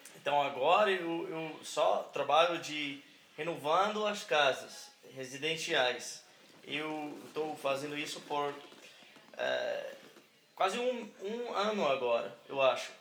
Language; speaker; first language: Portuguese; non-native, learner; English